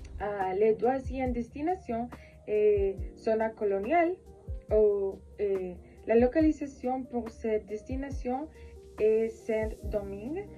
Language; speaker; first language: French; non-native, learner; Spanish